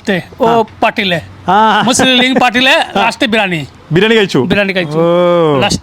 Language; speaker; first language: Malayalam; non-native, learner; Bangla